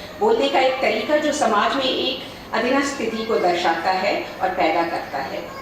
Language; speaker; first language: Hindi; native; Hindi